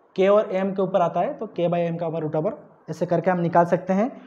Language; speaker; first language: Hindi; non-native, local second language; Odia